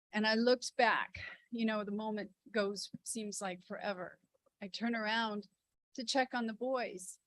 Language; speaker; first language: English; native; English